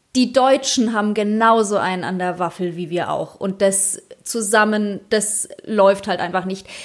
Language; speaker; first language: German; early bilingual, other home language; Polish